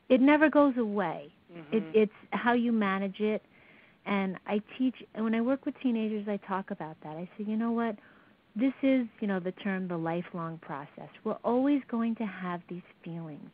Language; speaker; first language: English; native; English